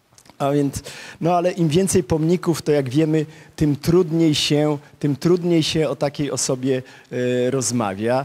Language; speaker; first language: Polish; native; Polish